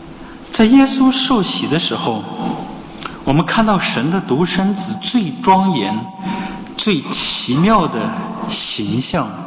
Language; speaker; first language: Chinese; native; Chinese